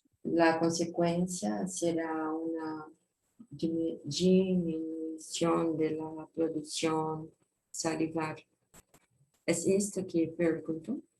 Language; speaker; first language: Spanish; non-native, fluent; Portuguese